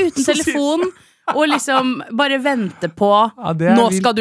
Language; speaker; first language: Norwegian; native; Norwegian